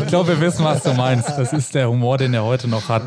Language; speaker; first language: German; native; German